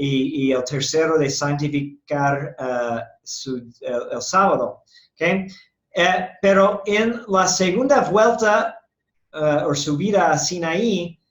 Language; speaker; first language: Spanish; non-native, fluent; English